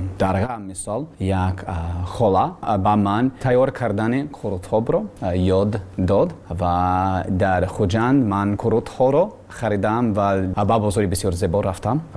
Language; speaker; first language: Persian; non-native, learner; English